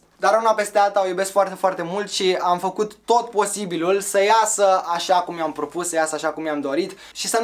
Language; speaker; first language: Romanian; native; Romanian